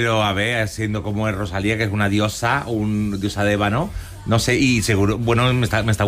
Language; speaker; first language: Spanish; native; Spanish